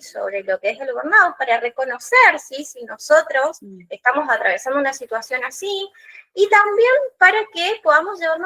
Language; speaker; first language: Spanish; native; Spanish